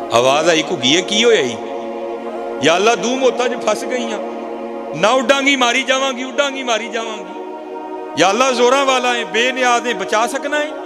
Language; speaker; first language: Urdu; non-native, local second language; Punjabi